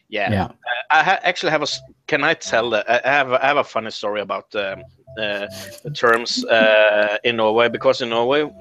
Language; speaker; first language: English; non-native, fluent; Norwegian